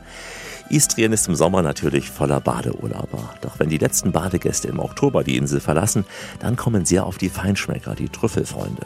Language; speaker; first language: German; native; German